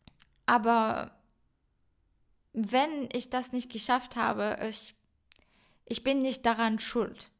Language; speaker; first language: German; non-native, fluent; French